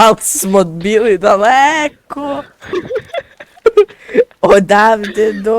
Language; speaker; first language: Bosnian; native; Bosnian